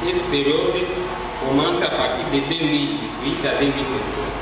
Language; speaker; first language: French; non-native, local second language; Swahili